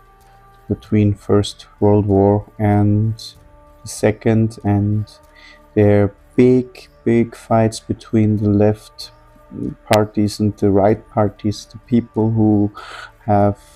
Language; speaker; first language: English; non-native, fluent; German